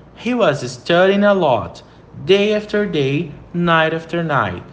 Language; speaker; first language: English; non-native, fluent; Portuguese